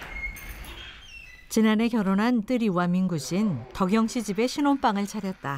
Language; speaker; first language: Korean; native; Korean